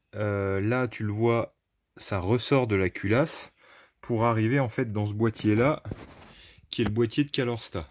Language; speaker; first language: French; native; French